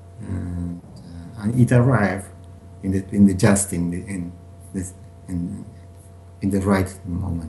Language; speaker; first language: English; non-native, learner; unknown